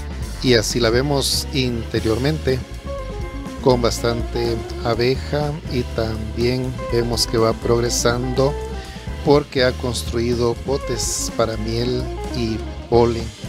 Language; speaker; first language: Spanish; native; Spanish